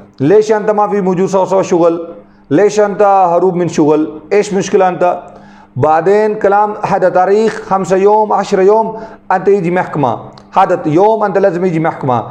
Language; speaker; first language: Arabic; non-native, learner; Urdu